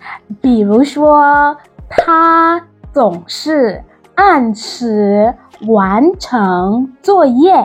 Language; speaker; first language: Chinese; non-native, fluent; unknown